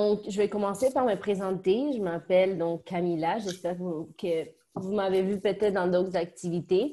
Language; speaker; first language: French; native; French